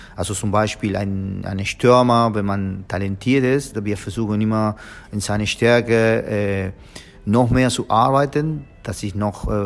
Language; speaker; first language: German; non-native, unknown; Spanish